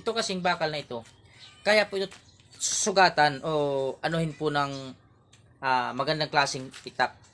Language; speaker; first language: Filipino; non-native, local second language; Waray